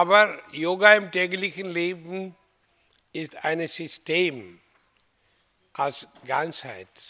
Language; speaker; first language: German; non-native, learner; Hindi